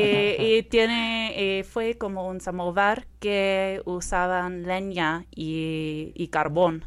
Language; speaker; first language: Spanish; non-native, fluent; English